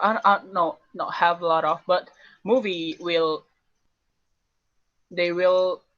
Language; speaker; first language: English; non-native, learner; Indonesian